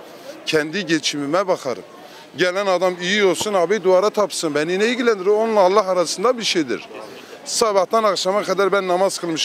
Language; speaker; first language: Turkish; native; Turkish